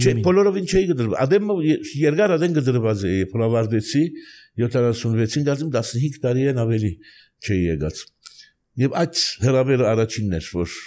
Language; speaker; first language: Armenian; early bilingual, heritage; Armenian